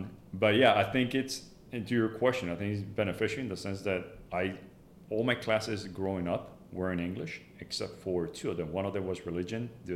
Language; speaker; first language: English; non-native, fluent; Spanish